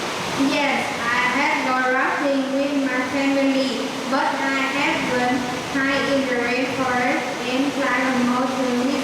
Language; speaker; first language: English; non-native, learner; Vietnamese